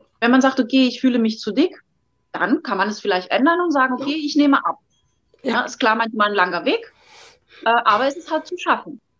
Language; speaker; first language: German; non-native, fluent; Catalan